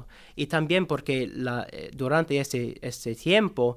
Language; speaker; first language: Spanish; non-native, learner; English